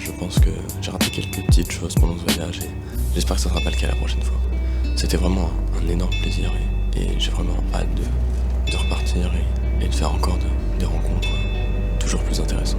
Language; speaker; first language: French; native; French